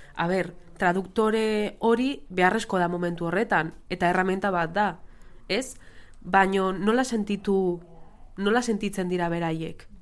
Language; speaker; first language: Basque; non-native, local second language; Spanish